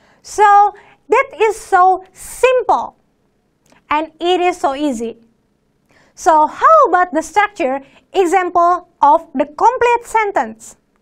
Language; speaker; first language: English; non-native, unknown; Indonesian